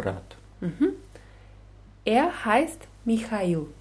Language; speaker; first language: German; non-native, fluent; Russian